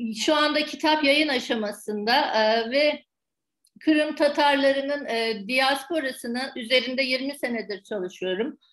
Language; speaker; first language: Turkish; native; Turkish